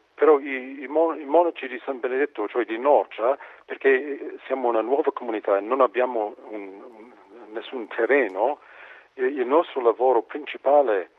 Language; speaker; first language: Italian; non-native, fluent; English